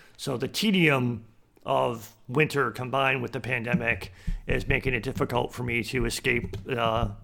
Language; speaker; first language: English; native; English